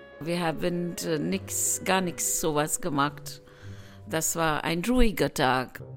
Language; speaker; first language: German; non-native, learner; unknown